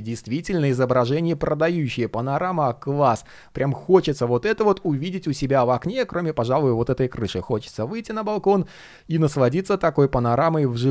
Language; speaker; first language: Russian; native; Russian